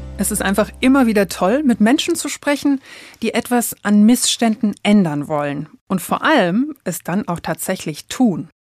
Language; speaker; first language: German; native; German